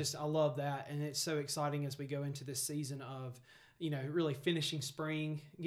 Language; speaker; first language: English; native; English